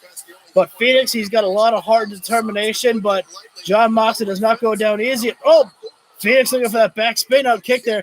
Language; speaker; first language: English; native; English